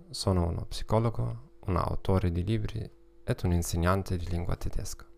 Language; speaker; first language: Italian; non-native, learner; German